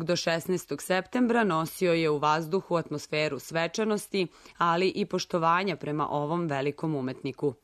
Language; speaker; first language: Serbian; native; Serbian